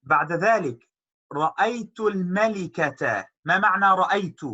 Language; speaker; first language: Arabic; non-native, fluent; English